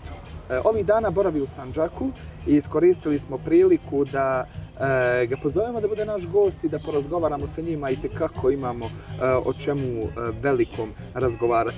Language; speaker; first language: Serbian; native; Serbian